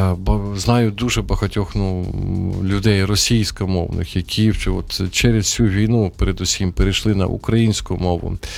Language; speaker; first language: Ukrainian; non-native, local second language; Russian